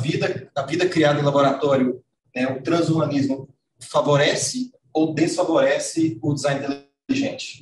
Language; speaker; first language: Spanish; non-native, fluent; Portuguese